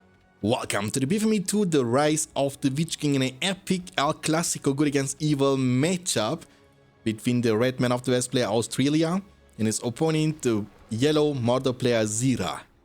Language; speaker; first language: English; non-native, fluent; German